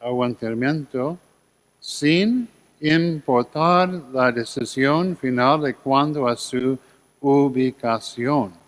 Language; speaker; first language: Spanish; non-native, learner; English